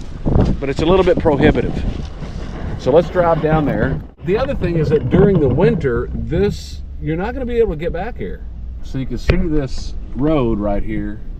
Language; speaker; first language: English; native; English